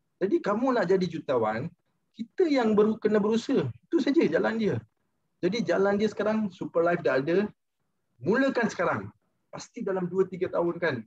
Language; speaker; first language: Malay; non-native, local second language; Tamil